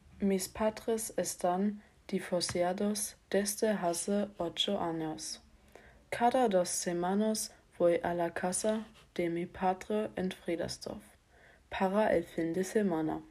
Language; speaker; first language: Spanish; non-native, learner; German